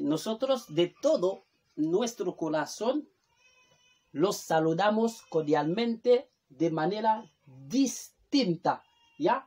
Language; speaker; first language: Spanish; non-native, fluent; Haitian Creole